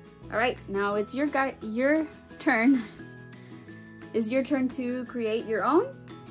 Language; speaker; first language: English; early bilingual, other home language; Spanish